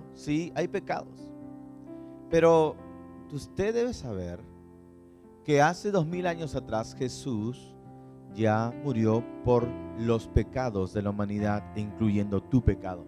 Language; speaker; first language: Spanish; native; Spanish